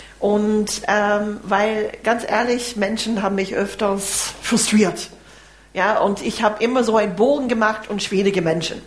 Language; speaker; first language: German; non-native, fluent; English